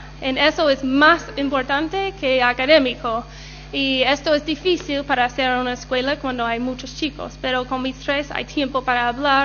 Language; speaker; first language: Spanish; non-native, learner; English